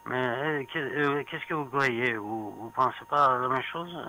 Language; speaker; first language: French; non-native, fluent; Persian